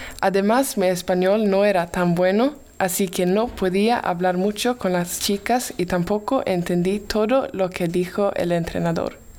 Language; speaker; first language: Spanish; non-native, learner; Swedish